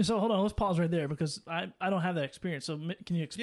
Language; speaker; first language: English; native; English